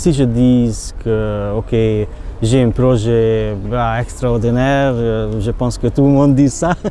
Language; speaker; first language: French; non-native, learner; Hungarian